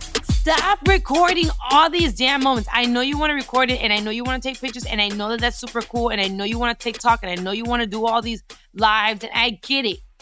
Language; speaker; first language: English; early bilingual, other home language; Spanish